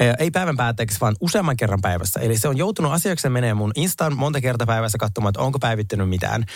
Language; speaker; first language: Finnish; early bilingual, other home language; Russian